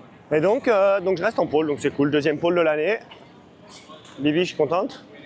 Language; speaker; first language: French; native; French